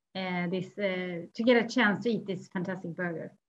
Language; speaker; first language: English; non-native, fluent; Swedish